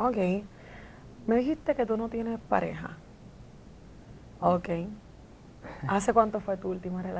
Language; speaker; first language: Spanish; native; Spanish